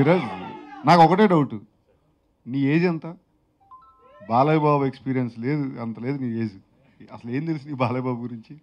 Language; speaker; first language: Telugu; native; Telugu